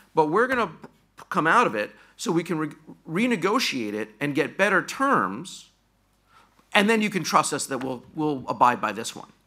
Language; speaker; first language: English; native; English